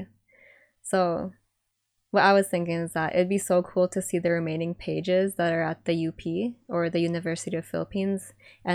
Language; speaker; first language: English; non-native, local second language; Iloko